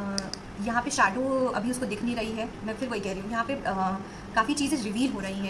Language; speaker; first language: Hindi; native; Hindi